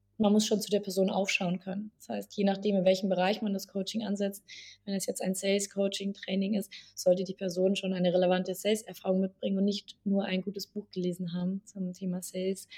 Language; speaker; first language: German; native; German